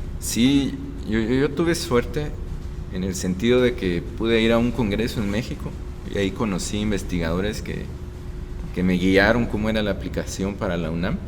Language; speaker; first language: Spanish; native; Spanish